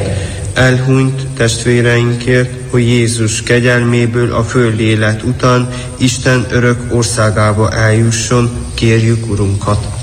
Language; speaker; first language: Hungarian; native; Hungarian